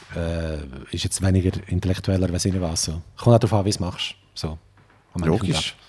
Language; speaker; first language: German; native; German